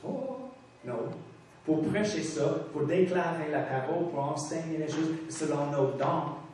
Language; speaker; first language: French; non-native, fluent; English